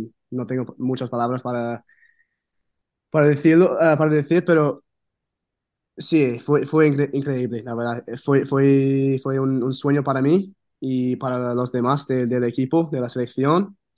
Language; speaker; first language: Spanish; non-native, fluent; English